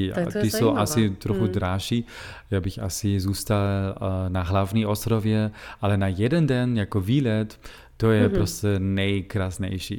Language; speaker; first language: Czech; non-native, fluent; German